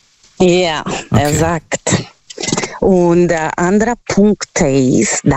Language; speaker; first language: German; non-native, learner; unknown